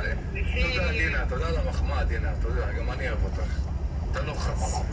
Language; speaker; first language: Hebrew; native; Hebrew